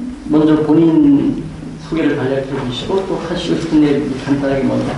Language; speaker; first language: Korean; native; Korean